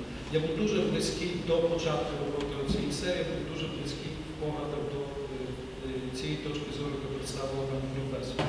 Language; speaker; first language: Ukrainian; native; Ukrainian